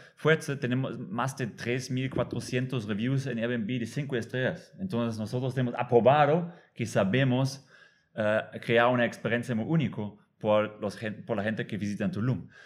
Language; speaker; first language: Spanish; non-native, fluent; German